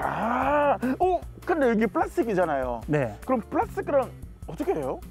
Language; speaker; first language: Korean; non-native, fluent; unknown